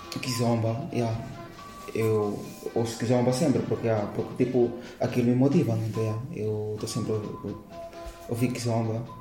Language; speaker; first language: Portuguese; non-native, local second language; Upper Guinea Crioulo